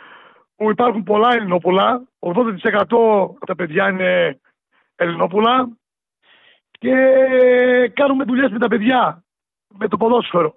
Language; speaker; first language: Greek; early bilingual, heritage; Greek